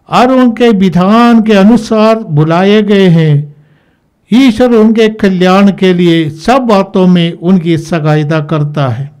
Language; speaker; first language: Hindi; native; Hindi